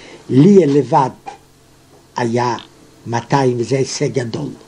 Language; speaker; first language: Hebrew; non-native, fluent; Yiddish